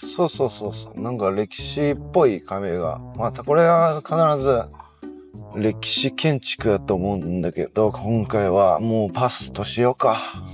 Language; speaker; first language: Japanese; native; Japanese